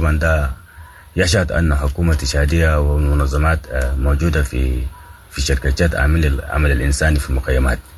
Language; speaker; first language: Arabic; non-native, local second language; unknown